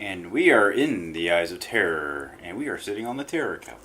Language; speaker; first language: English; native; English